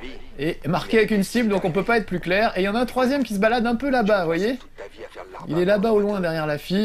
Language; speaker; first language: French; native; French